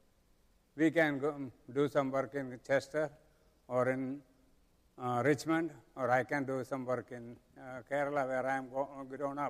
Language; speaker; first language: English; non-native, local second language; Malayalam